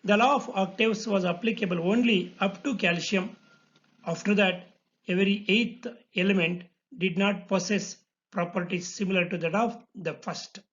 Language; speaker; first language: English; non-native, local second language; Kannada